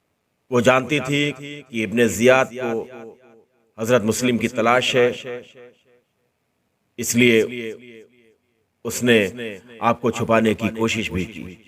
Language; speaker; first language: Urdu; native; Urdu